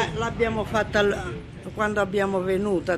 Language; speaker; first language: Italian; native; Italian